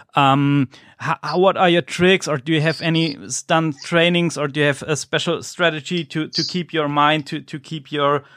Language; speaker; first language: English; non-native, fluent; German